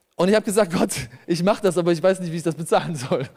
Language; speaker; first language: German; early bilingual, other home language; Polish